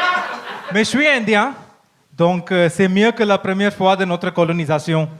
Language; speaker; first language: French; non-native, learner; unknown